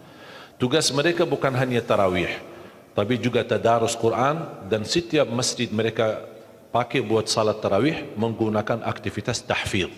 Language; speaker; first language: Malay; non-native, fluent; Arabic